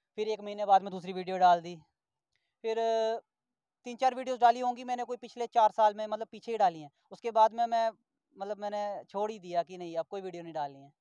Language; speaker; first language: Hindi; native; Hindi